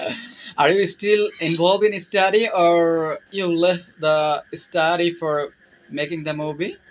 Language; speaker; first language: English; non-native, learner; Bangla